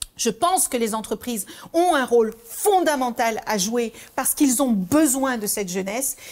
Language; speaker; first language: French; early bilingual, other home language; Kabuverdianu